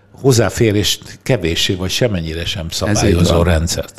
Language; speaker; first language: Hungarian; native; Hungarian